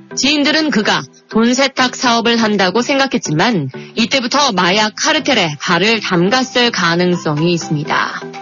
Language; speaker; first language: Korean; native; Korean